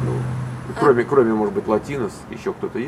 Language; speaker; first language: Russian; native; Russian